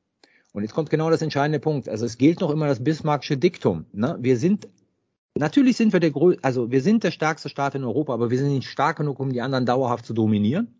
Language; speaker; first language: German; native; German